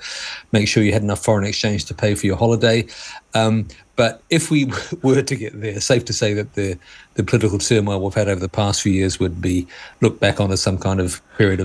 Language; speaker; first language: English; native; English